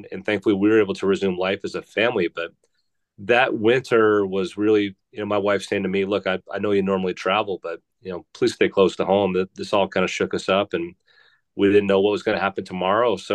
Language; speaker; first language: English; native; English